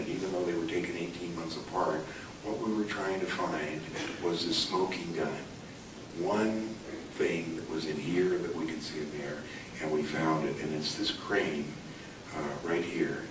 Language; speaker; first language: English; native; English